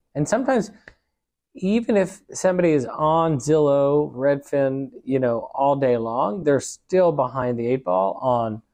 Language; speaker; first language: English; native; English